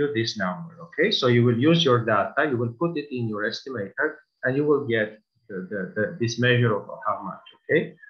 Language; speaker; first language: English; non-native, fluent; Armenian